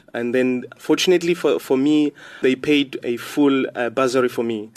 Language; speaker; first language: English; non-native, local second language; Xhosa